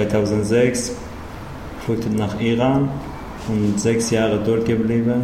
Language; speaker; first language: German; non-native, learner; Persian